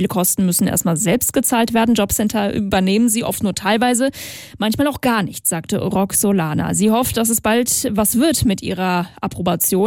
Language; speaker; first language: German; native; German